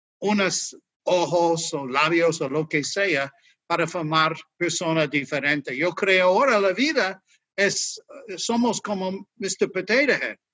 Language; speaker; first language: Spanish; non-native, learner; English